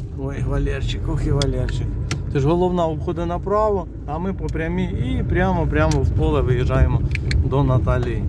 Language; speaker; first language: Ukrainian; native; Ukrainian